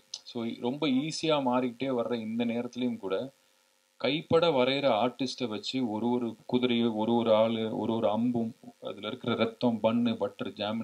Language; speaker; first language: Tamil; native; Tamil